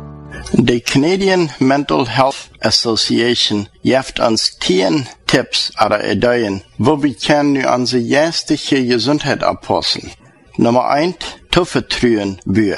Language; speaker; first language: German; non-native, learner; Plautdietsch